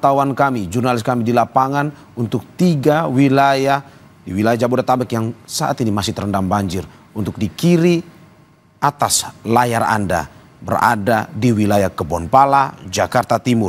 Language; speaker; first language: Indonesian; native; Indonesian